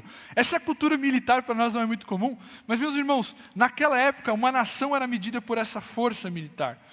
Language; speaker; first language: Portuguese; native; Portuguese